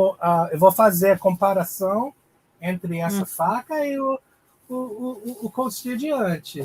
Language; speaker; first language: Portuguese; non-native, learner; English